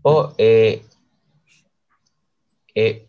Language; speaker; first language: French; non-native, learner; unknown